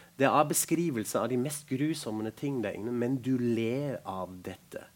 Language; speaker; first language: Norwegian; non-native, fluent; German